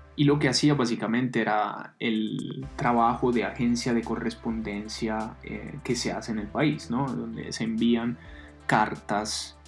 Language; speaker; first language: Spanish; non-native, fluent; Italian